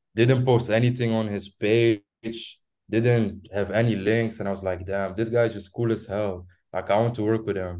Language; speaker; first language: English; non-native, fluent; French